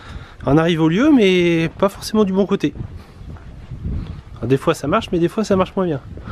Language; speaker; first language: French; native; French